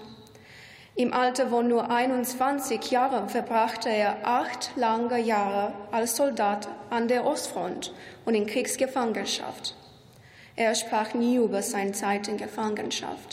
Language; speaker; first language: German; non-native, fluent; Romanian